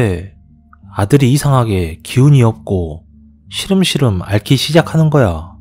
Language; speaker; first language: Korean; native; Korean